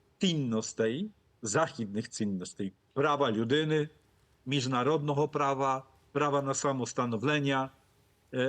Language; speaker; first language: Polish; non-native, fluent; Ukrainian